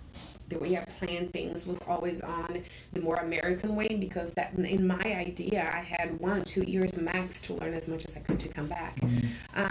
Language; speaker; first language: English; non-native, fluent; Portuguese